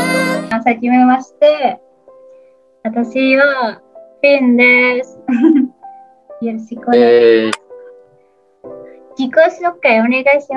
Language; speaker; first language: Japanese; non-native, learner; Indonesian